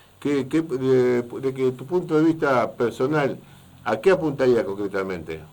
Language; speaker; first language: Spanish; native; Spanish